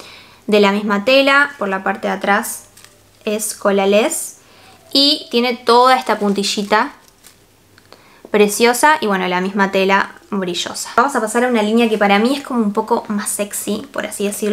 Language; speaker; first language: Spanish; native; Spanish